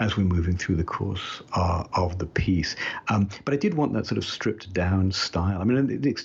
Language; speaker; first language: English; native; English